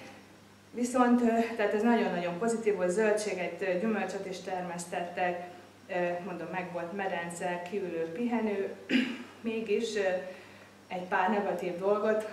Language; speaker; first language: Hungarian; native; Hungarian